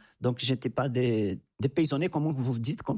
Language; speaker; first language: French; non-native, fluent; Portuguese